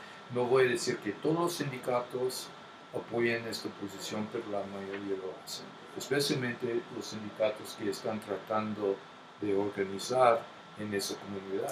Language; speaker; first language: Spanish; non-native, fluent; English